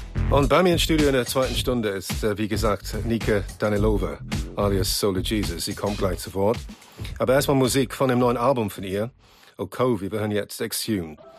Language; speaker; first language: German; non-native, fluent; English